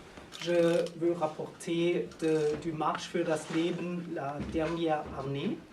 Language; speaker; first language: French; non-native, learner; German